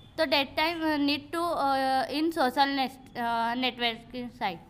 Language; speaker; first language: English; non-native, learner; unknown